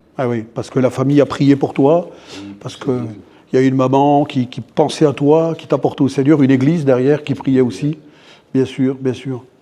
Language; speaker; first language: French; native; French